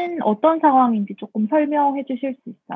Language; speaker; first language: Korean; native; Korean